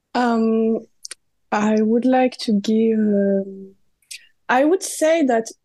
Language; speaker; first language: English; non-native, learner; French